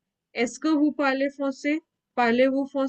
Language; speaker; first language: French; non-native, learner; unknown